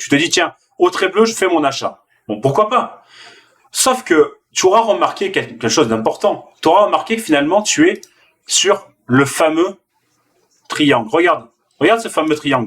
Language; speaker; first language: French; native; French